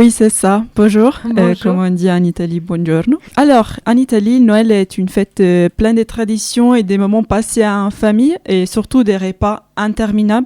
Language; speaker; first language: French; non-native, fluent; Italian